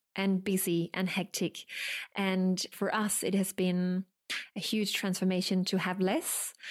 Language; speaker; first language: English; non-native, fluent; Danish